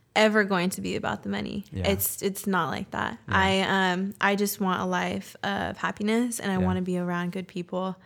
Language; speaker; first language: English; early bilingual, other home language; Spanish